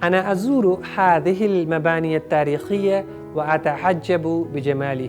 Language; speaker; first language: Arabic; non-native, fluent; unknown